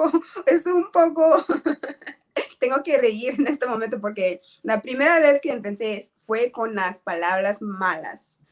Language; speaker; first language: Spanish; non-native, learner; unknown